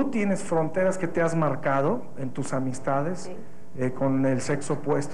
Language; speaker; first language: Spanish; native; Spanish